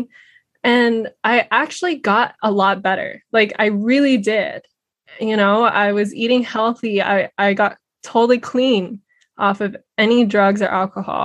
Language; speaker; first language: English; native; English